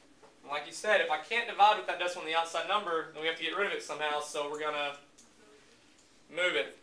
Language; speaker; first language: English; native; English